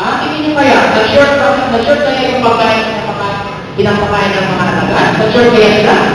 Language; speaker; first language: Filipino; non-native, local second language; Cebuano